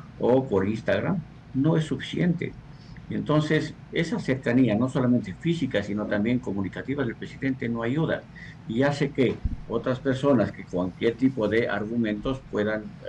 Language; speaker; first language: Spanish; native; Spanish